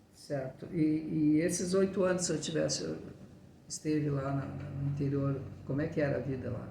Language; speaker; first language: Portuguese; native; Portuguese